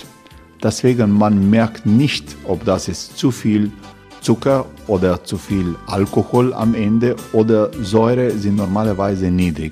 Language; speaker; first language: German; non-native, fluent; Croatian